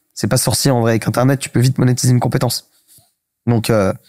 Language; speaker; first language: French; native; French